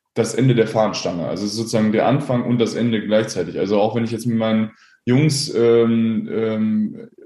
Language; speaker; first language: German; native; German